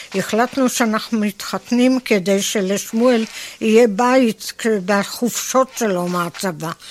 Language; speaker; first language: Hebrew; native; Hebrew